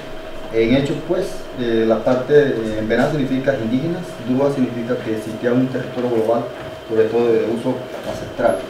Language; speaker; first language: Spanish; non-native, local second language; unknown